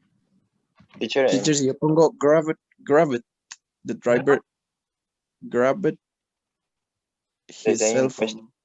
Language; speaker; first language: English; non-native, learner; Spanish